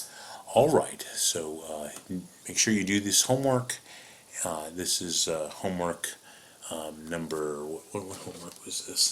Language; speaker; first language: English; native; English